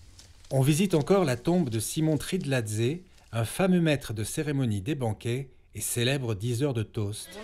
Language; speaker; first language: French; native; French